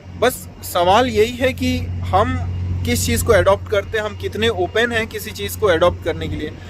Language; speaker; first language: Hindi; non-native, local second language; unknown